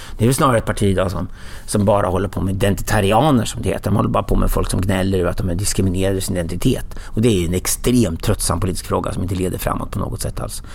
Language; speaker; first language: Swedish; native; Swedish